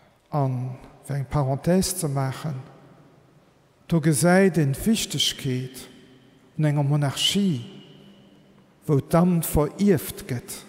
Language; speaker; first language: German; non-native, local second language; Luxembourgish